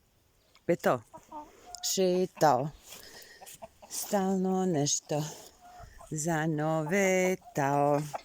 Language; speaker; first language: Bosnian; native; Bosnian